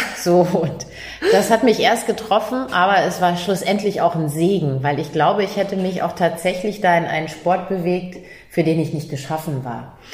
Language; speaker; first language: German; native; German